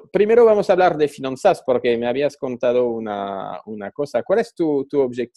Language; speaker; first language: Spanish; non-native, fluent; French